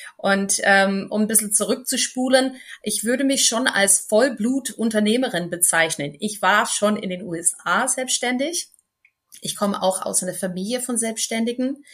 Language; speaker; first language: German; non-native, fluent; English